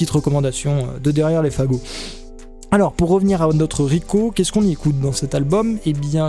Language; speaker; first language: French; native; French